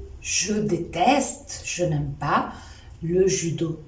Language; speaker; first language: French; non-native, fluent; Spanish